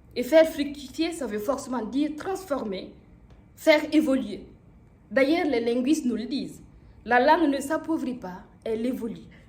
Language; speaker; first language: French; non-native, local second language; Mossi